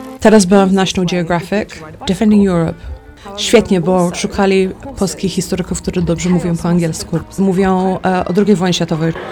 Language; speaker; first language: Polish; early bilingual, heritage; Polish